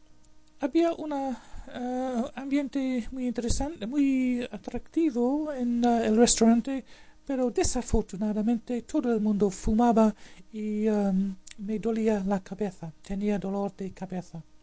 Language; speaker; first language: Spanish; non-native, learner; English